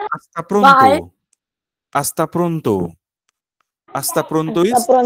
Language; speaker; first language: Spanish; non-native, fluent; Marathi